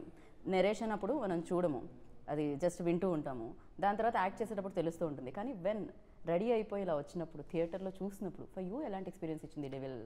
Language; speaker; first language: Telugu; native; Telugu